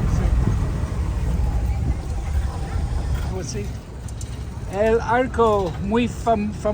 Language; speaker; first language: Spanish; non-native, learner; English